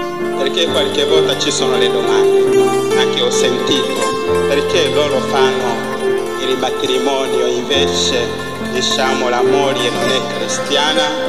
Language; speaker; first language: Italian; non-native, fluent; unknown